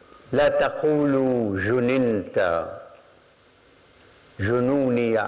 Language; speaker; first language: Arabic; native; Arabic